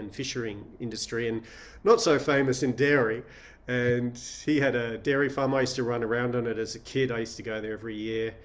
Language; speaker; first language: English; native; English